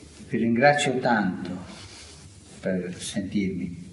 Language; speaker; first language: Italian; non-native, fluent; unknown